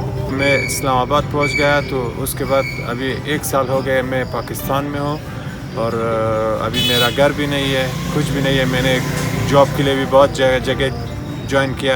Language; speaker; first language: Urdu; non-native, learner; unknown